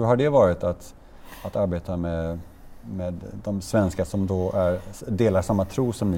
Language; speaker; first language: Swedish; native; Swedish